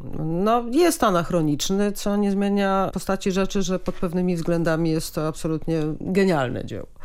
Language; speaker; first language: Polish; native; Polish